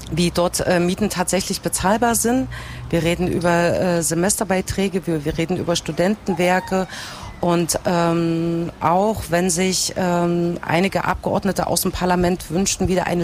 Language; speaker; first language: German; native; German